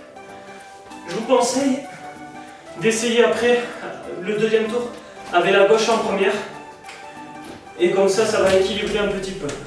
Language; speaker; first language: French; native; French